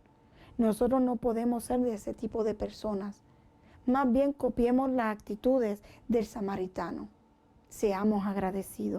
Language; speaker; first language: Spanish; native; Spanish